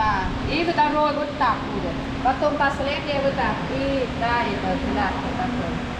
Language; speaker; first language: Russian; non-native, learner; Vietnamese